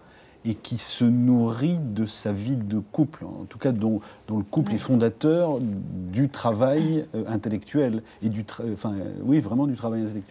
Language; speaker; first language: French; native; French